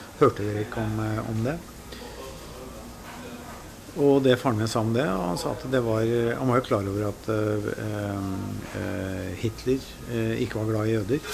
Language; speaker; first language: Norwegian; native; Norwegian